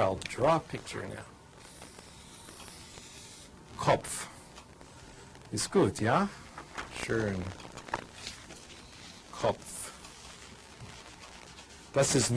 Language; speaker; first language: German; non-native, fluent; English